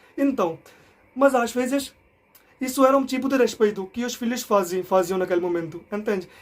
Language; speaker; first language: Portuguese; non-native, learner; Hindi